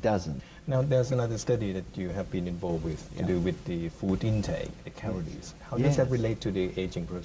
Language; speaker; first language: English; non-native, fluent; Thai